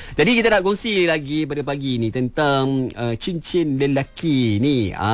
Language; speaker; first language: Malay; native; Malay